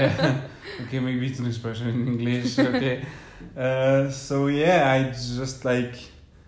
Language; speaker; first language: English; non-native, fluent; French